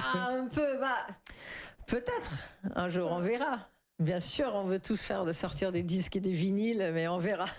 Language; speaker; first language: French; non-native, fluent; English